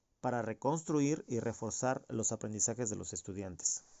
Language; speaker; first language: Spanish; native; Spanish